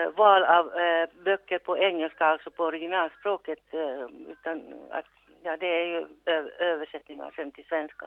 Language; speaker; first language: Swedish; non-native, local second language; Finnish